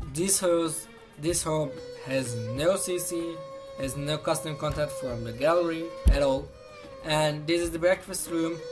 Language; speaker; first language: English; non-native, fluent; Turkish